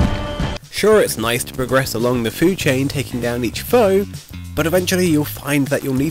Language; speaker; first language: English; native; English